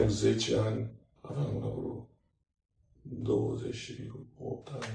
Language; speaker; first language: Romanian; native; Romanian